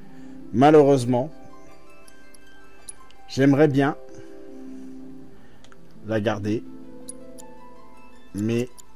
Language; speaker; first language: French; native; French